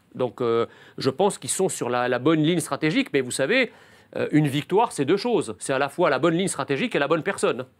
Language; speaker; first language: French; early bilingual, other home language; Arabic